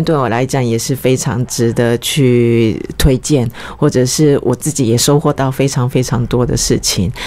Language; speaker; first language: Chinese; early bilingual, other home language; Japanese